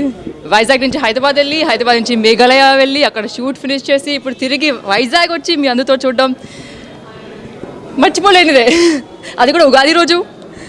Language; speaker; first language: Telugu; non-native, learner; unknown